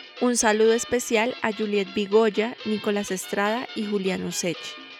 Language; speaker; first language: Spanish; native; Spanish